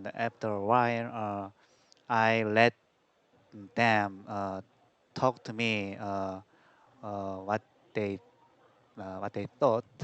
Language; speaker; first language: English; non-native, learner; Korean